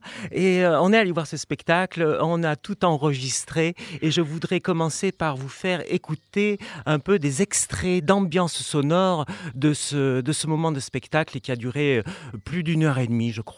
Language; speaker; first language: French; native; French